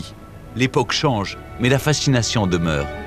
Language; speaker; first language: French; native; French